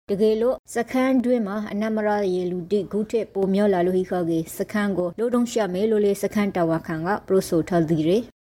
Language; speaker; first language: Burmese; native; Burmese